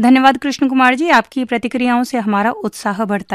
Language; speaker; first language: Hindi; native; Hindi